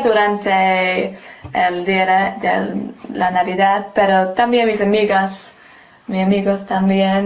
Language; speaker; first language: Spanish; non-native, learner; English